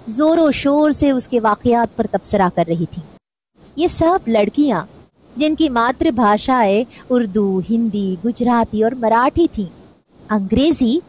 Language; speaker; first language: Urdu; non-native, local second language; Marathi